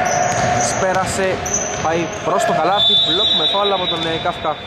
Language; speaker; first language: Greek; native; Greek